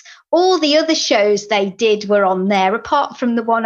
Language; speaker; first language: English; native; English